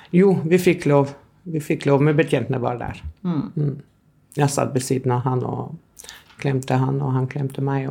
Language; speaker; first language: Norwegian; non-native, fluent; Albanian